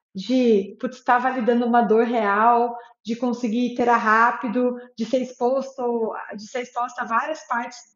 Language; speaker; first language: Portuguese; native; Portuguese